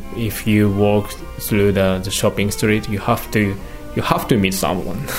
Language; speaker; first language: English; non-native, learner; Japanese